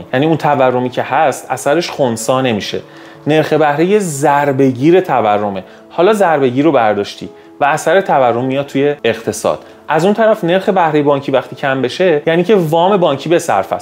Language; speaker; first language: Persian; native; Persian